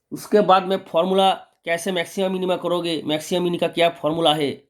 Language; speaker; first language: Hindi; non-native, local second language; Bangla